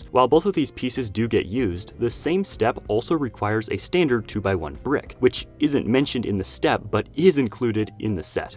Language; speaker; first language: English; native; English